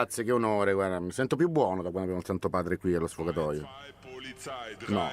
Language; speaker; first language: Italian; native; Italian